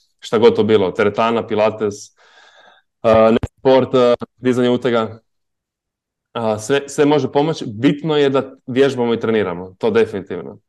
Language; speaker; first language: Croatian; native; Croatian